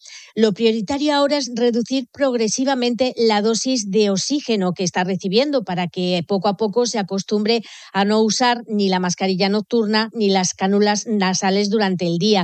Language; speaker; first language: Spanish; native; Spanish